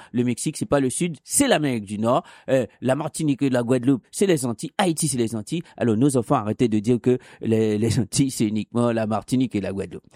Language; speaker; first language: French; non-native, local second language; Haitian Creole